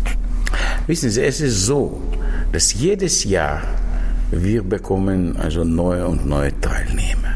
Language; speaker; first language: German; non-native, fluent; Russian